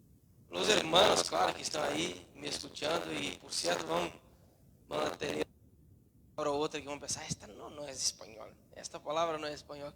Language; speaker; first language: Spanish; non-native, learner; Portuguese